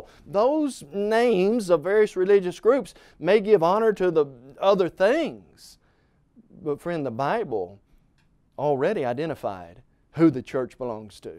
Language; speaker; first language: English; native; English